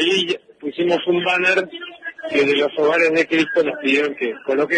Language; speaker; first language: Spanish; native; Spanish